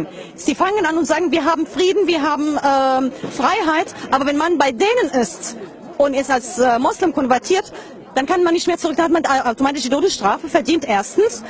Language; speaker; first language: German; non-native, fluent; Arabic